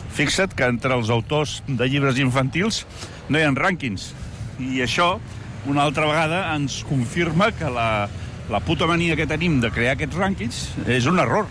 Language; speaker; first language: Catalan; non-native, local second language; Spanish